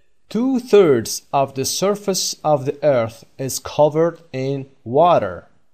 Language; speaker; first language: English; non-native, fluent; Persian